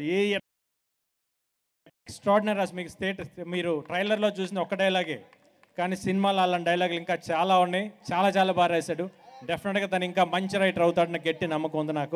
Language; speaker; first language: Telugu; native; Telugu